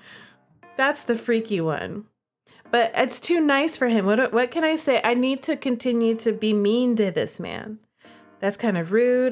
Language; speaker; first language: English; native; English